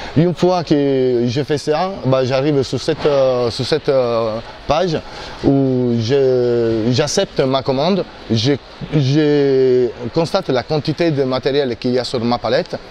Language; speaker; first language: French; non-native, fluent; Italian